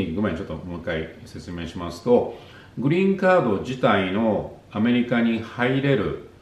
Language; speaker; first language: Japanese; native; Japanese